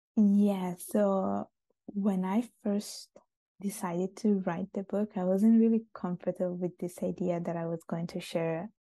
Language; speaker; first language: English; non-native, fluent; Italian